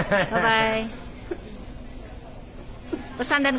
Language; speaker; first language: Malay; non-native, local second language; Javanese